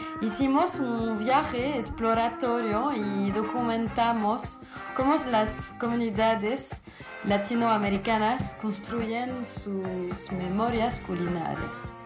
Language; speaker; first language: Spanish; non-native, fluent; French